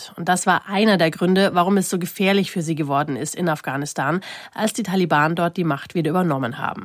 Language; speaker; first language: German; native; German